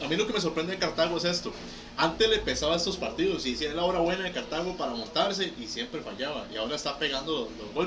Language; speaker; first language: Spanish; native; Spanish